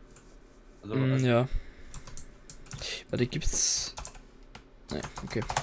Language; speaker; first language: German; native; German